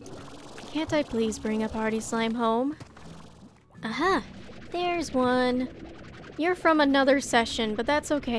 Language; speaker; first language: English; native; English